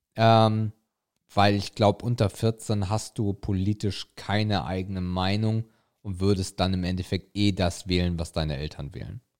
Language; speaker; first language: German; native; German